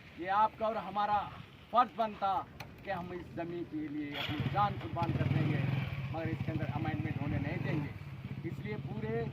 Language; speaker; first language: Hindi; non-native, local second language; Urdu